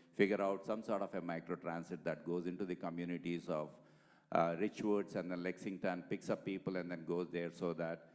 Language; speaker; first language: English; non-native, local second language; Telugu